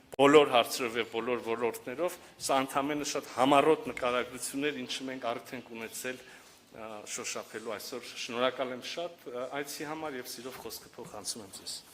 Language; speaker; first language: Armenian; native; Armenian